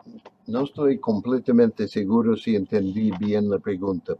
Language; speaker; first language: Spanish; non-native, fluent; English